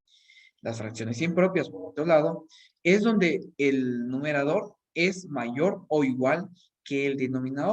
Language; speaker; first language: Spanish; native; Spanish